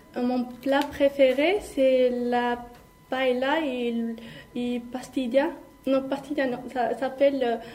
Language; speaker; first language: French; non-native, local second language; Arabic